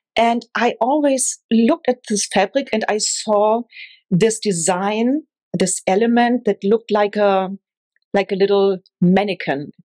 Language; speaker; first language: English; non-native, fluent; German